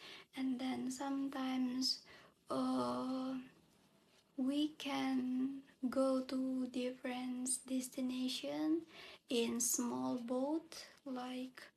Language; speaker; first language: English; non-native, learner; Indonesian